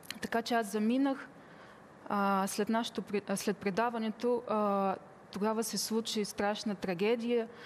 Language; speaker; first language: Bulgarian; early bilingual, heritage; Bulgarian